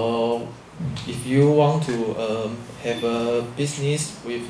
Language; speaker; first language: English; non-native, learner; Chinese